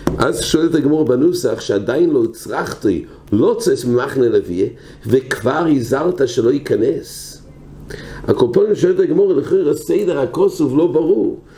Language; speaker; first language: Hebrew; non-native, fluent; English